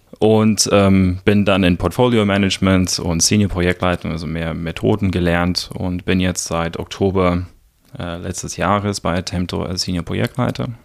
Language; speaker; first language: German; non-native, fluent; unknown